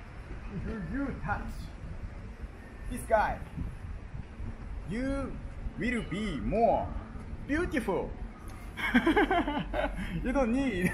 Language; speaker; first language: English; non-native, learner; Japanese